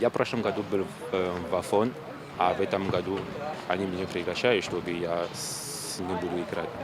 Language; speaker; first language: Russian; non-native, learner; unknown